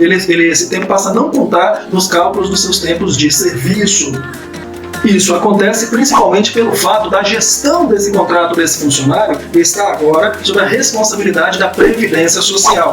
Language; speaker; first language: Portuguese; native; Portuguese